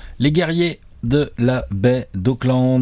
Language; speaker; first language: French; native; French